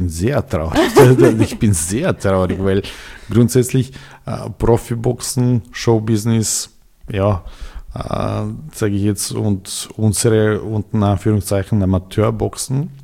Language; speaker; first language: German; non-native, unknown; Serbian